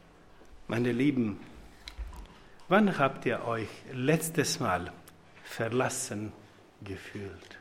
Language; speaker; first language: German; non-native, fluent; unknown